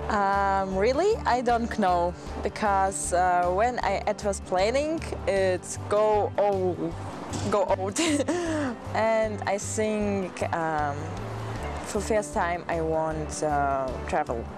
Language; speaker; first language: English; non-native, learner; German